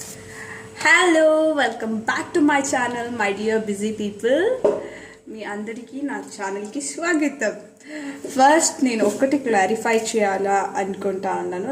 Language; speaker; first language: Telugu; non-native, learner; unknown